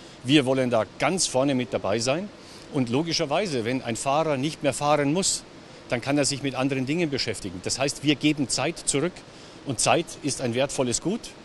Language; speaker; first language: German; native; German